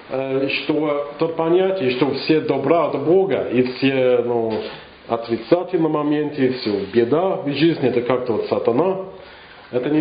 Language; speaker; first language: Russian; non-native, learner; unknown